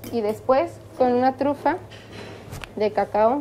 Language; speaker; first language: Spanish; native; Spanish